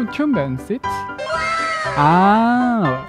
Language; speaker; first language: English; non-native, learner; Korean